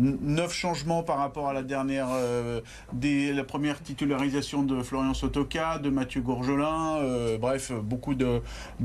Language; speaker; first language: French; native; French